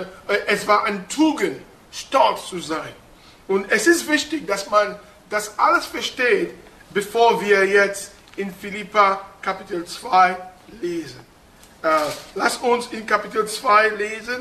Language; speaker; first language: German; non-native, fluent; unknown